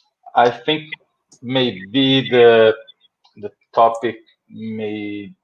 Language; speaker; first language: English; non-native, fluent; Portuguese